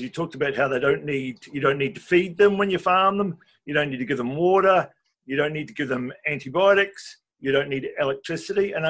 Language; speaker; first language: English; native; English